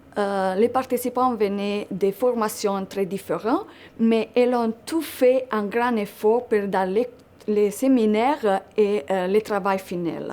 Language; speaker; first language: French; non-native, fluent; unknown